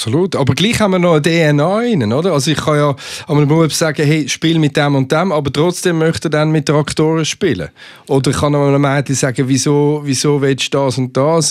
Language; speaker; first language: German; native; German